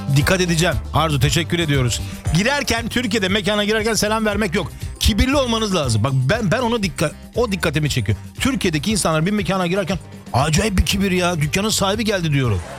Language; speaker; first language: Turkish; early bilingual, heritage; Turkish